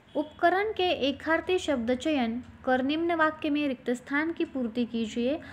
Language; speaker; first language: Hindi; non-native, local second language; Marathi